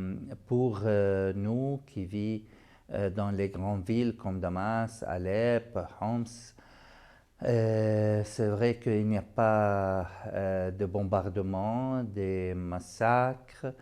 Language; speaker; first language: French; non-native, fluent; Arabic